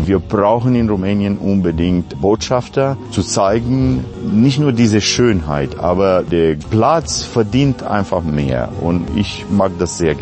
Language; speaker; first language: German; non-native, fluent; Romanian